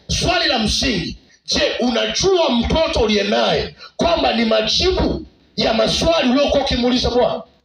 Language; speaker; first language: Swahili; native; Swahili